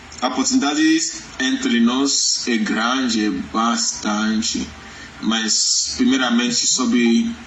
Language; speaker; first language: Portuguese; non-native, learner; Yoruba